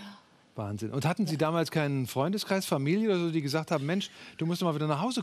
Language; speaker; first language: German; native; German